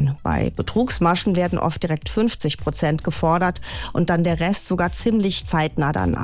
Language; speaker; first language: German; native; German